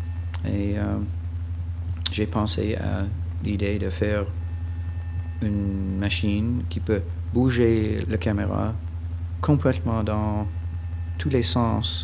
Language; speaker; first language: French; non-native, fluent; English